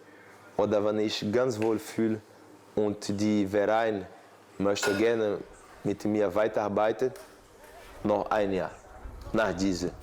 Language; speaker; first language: German; non-native, fluent; Portuguese